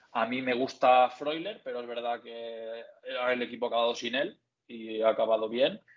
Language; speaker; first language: Spanish; native; Spanish